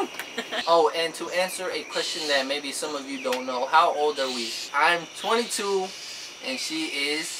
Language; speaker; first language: English; native; English